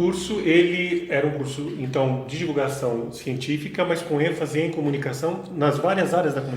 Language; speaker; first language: Portuguese; native; Portuguese